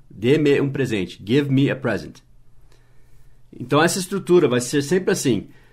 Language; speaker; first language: Portuguese; non-native, fluent; English